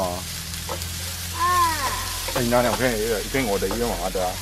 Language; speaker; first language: Chinese; native; Chinese